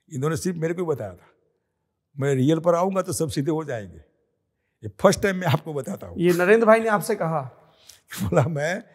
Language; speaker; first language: Hindi; non-native, local second language; Gujarati